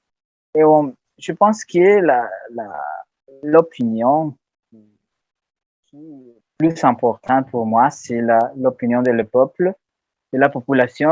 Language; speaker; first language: French; non-native, learner; Spanish